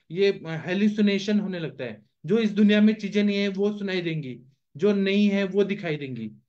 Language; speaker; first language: Hindi; non-native, local second language; Marathi